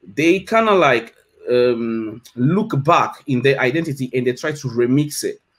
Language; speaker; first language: English; non-native, fluent; French